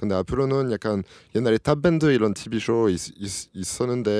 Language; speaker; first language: Korean; non-native, learner; French